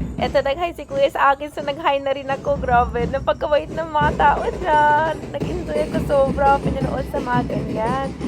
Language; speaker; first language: Filipino; non-native, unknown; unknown